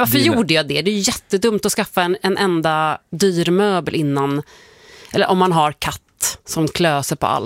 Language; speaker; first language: Swedish; native; Swedish